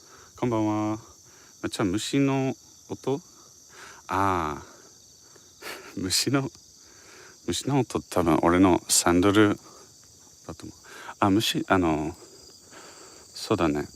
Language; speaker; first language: Japanese; non-native, fluent; English